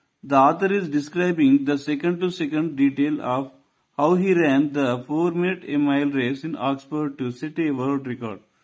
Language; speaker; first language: English; non-native, local second language; Telugu